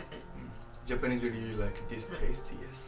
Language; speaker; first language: English; non-native, fluent; Japanese